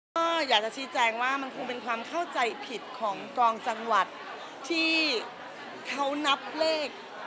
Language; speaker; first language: Thai; native; Thai